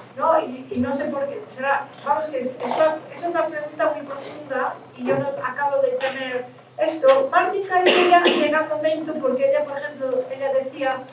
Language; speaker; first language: Spanish; non-native, fluent; English